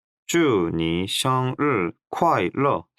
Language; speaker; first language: Chinese; non-native, learner; Korean